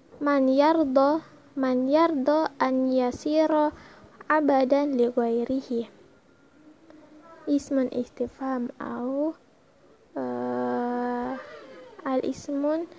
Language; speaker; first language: Arabic; non-native, learner; Indonesian